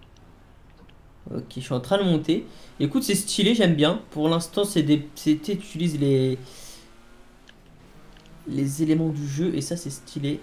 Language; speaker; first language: French; native; French